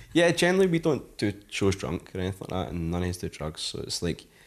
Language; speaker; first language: English; native; English